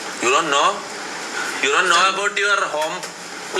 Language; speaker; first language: English; non-native, local second language; Malayalam